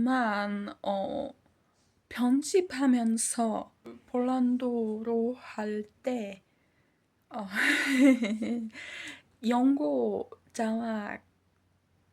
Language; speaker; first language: Korean; non-native, learner; Polish